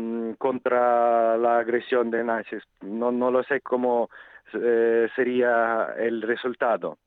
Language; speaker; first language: Spanish; non-native, fluent; Ukrainian